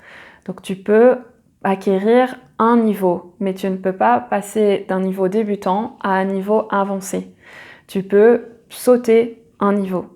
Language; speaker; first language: French; native; French